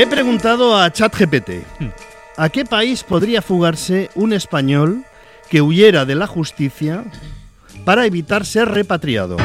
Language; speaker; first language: Spanish; native; Spanish